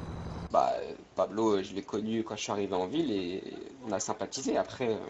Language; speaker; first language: French; native; French